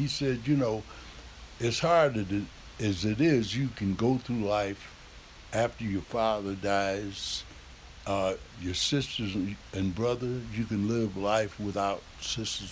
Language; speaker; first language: English; native; English